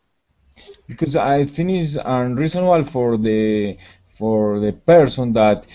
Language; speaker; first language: English; non-native, learner; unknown